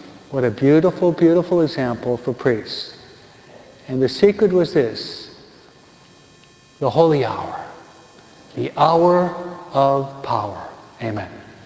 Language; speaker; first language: English; native; English